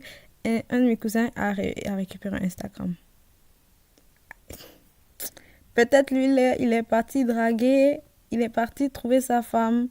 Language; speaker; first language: French; early bilingual, other home language; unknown